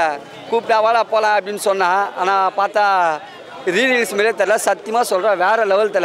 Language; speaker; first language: Tamil; native; Tamil